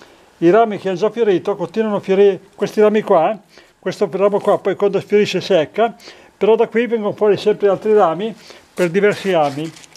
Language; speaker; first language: Italian; native; Italian